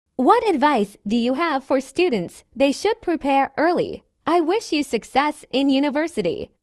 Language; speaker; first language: English; non-native, fluent; Burmese